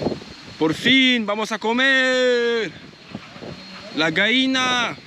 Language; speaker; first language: Spanish; non-native, learner; French